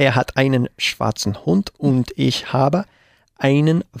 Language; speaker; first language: German; non-native, learner; Spanish